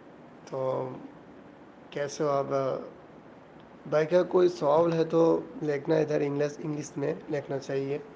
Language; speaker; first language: Hindi; non-native, learner; Bangla